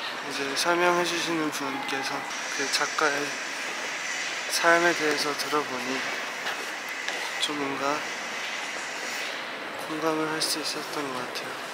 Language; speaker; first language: Korean; early bilingual, heritage; Korean